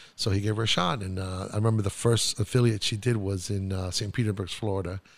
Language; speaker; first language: English; non-native, fluent; Spanish